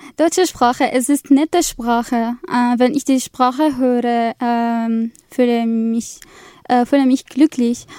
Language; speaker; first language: German; non-native, learner; Arabic